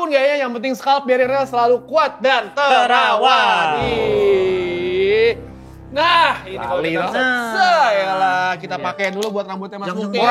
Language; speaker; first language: Indonesian; native; Indonesian